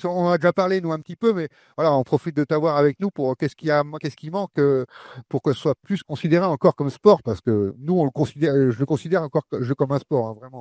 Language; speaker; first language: French; native; French